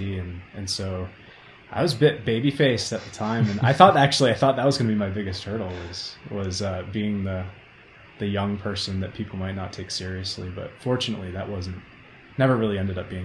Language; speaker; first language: English; native; English